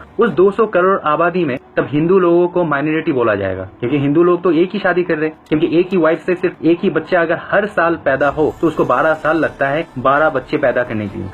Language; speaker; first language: Hindi; non-native, fluent; Bangla